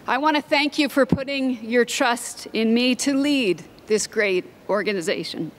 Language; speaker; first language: English; native; English